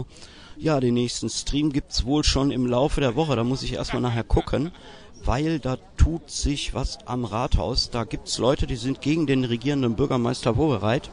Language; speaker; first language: German; native; German